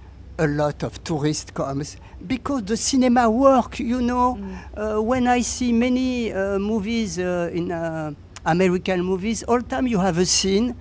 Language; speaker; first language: English; non-native, learner; French